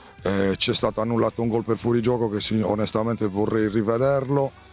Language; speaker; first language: Italian; native; Italian